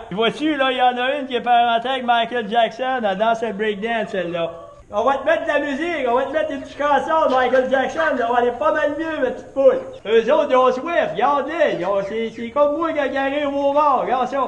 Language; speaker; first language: French; native; French